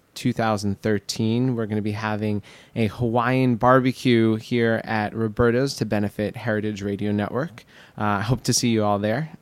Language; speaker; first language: English; native; English